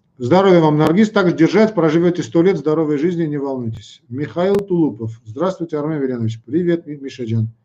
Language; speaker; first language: Russian; non-native, local second language; Armenian